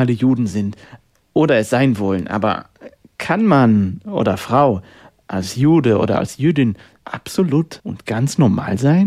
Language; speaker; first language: German; non-native, fluent; Hebrew